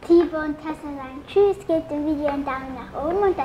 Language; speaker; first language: German; native; German